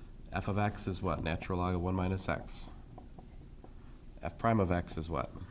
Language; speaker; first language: English; native; English